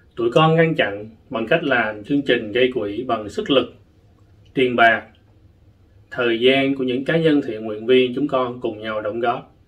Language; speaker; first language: Vietnamese; native; Vietnamese